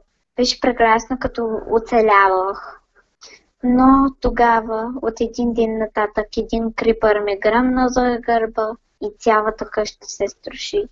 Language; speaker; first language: Bulgarian; native; Bulgarian